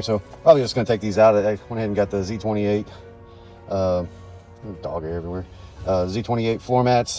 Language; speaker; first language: English; native; English